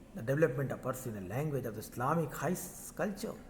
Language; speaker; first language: English; non-native, local second language; Hindi